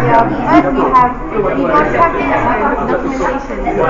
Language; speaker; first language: English; non-native, local second language; Malay